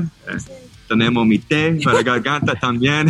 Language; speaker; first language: Spanish; non-native, learner; English